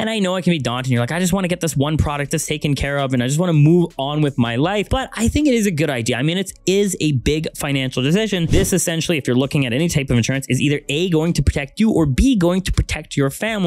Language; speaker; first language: English; native; English